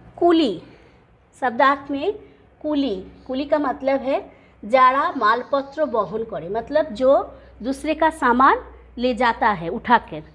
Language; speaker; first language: Hindi; non-native, local second language; Bangla